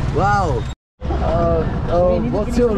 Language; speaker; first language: English; non-native, learner; Czech